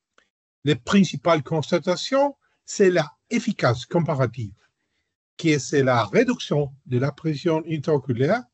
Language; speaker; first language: French; non-native, learner; Spanish